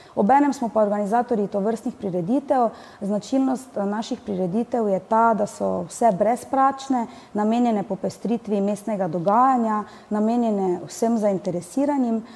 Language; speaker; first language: Slovenian; native; Slovenian